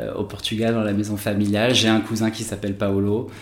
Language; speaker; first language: French; native; French